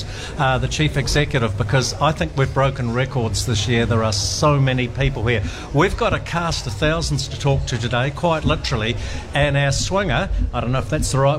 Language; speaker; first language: English; native; English